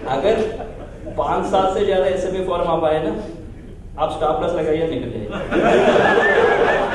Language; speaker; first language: Hindi; non-native, local second language; Telugu